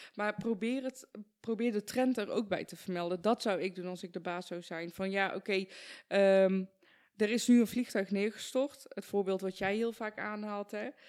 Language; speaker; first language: Dutch; early bilingual, other home language; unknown